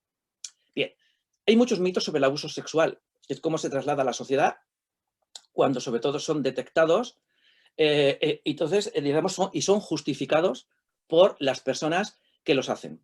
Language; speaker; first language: Spanish; native; Spanish